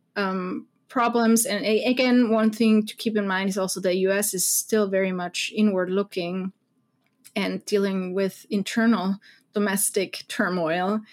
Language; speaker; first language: English; non-native, fluent; German